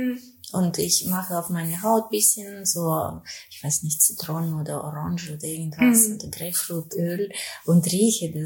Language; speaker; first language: German; non-native, fluent; Russian